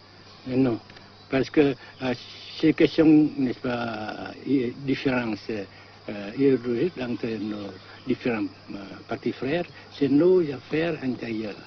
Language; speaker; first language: French; non-native, fluent; Vietnamese